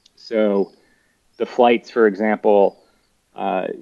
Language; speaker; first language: English; native; English